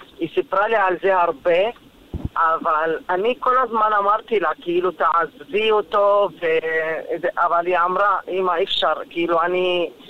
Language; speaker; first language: Hebrew; non-native, local second language; Arabic